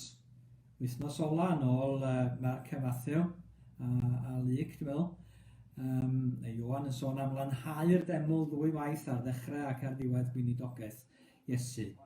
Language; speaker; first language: Welsh; native; Welsh